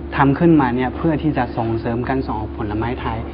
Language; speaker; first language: Thai; non-native, fluent; Chinese